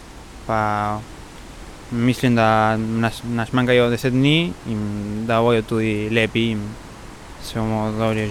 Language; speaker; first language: Slovenian; early bilingual, heritage; Spanish